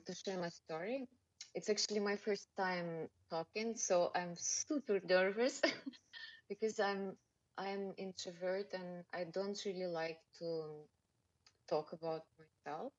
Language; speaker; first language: English; non-native, learner; Russian